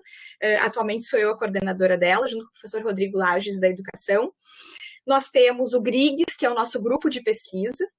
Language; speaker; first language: Portuguese; native; Portuguese